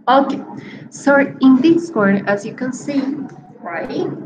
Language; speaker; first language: English; non-native, fluent; Spanish